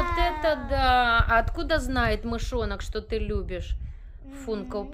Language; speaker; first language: Russian; native; Russian